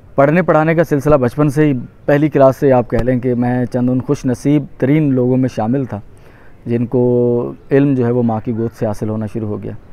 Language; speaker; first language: Urdu; non-native, local second language; Punjabi